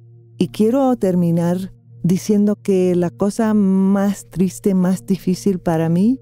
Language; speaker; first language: Spanish; non-native, fluent; English